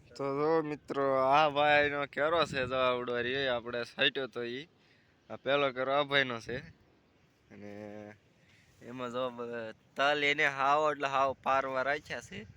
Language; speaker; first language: Gujarati; native; Gujarati